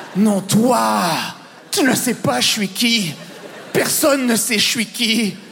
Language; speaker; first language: French; native; French